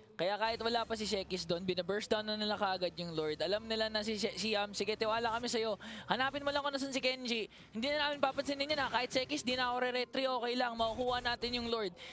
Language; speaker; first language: Filipino; native; Filipino